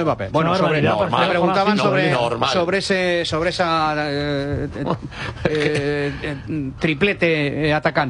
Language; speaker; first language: Spanish; native; Spanish